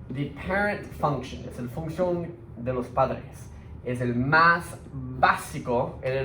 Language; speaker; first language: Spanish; early bilingual, heritage; Spanish